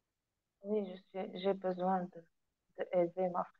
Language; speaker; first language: French; non-native, learner; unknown